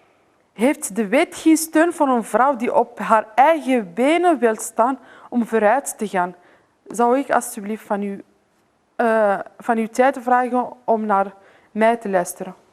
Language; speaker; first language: Dutch; non-native, fluent; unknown